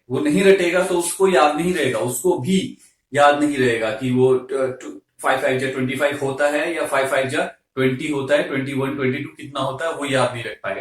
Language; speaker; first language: Hindi; native; Hindi